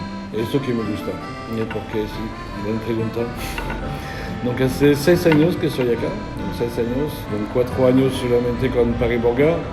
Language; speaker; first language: Spanish; non-native, learner; French